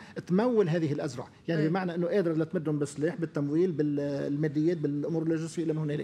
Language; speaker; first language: Arabic; native; Arabic